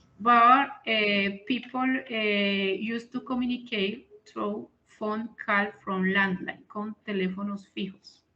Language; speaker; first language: English; non-native, learner; Spanish